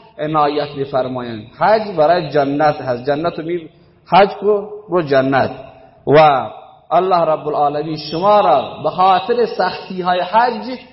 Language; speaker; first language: Persian; non-native, local second language; Baluchi